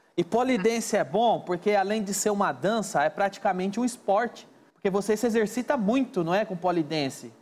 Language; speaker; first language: Portuguese; native; Portuguese